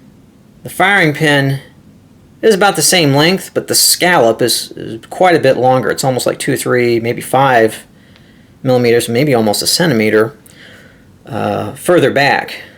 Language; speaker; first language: English; native; English